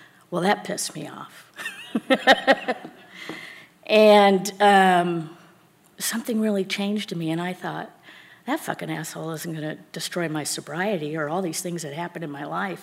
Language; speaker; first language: English; native; English